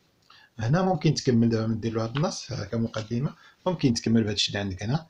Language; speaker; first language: Arabic; native; Arabic